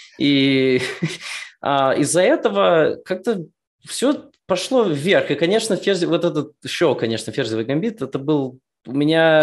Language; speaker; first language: Russian; early bilingual, heritage; Russian